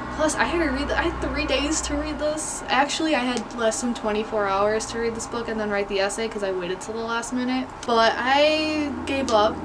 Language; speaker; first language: English; native; English